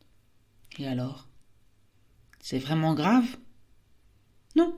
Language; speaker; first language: French; native; French